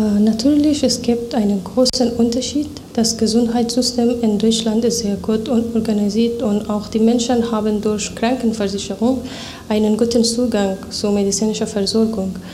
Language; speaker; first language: German; non-native, fluent; Persian